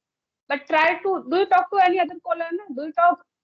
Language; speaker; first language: English; non-native, local second language; Hindi